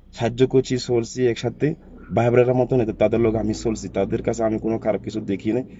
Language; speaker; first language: Bangla; non-native, fluent; Zulu